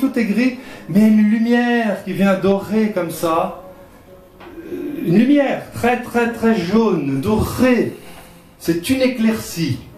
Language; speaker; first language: French; non-native, fluent; Portuguese